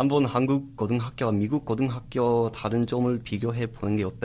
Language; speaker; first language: Korean; non-native, learner; English